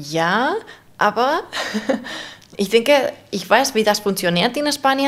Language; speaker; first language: German; non-native, learner; Spanish